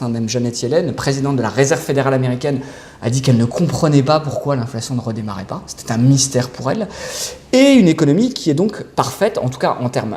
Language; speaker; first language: French; native; French